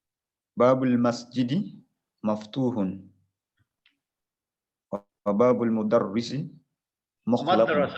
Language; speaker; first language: Arabic; non-native, learner; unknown